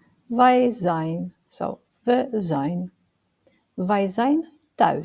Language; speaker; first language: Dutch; non-native, fluent; Romanian